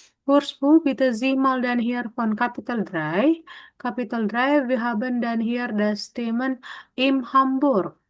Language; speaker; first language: German; non-native, learner; Indonesian